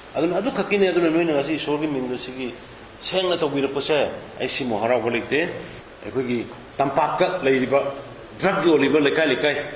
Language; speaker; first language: Manipuri; non-native, local second language; Thado Chin